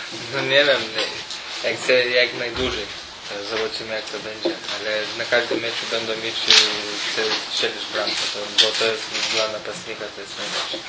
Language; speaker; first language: Polish; non-native, learner; Lithuanian